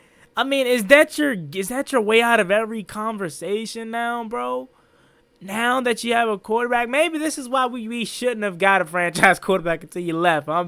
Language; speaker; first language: English; native; English